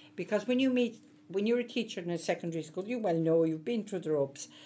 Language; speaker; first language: English; native; English